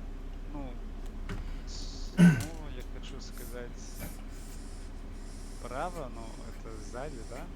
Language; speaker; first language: Russian; non-native, learner; English